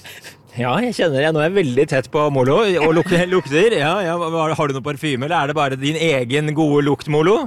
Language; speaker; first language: Norwegian; native; Norwegian